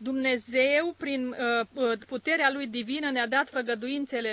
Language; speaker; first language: Romanian; native; Romanian